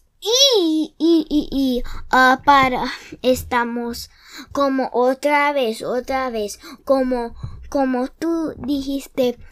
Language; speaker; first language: Spanish; early bilingual, heritage; English